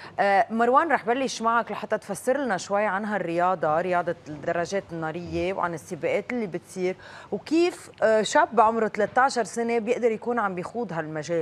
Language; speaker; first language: Arabic; native; Arabic